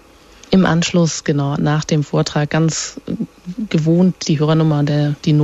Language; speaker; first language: German; native; German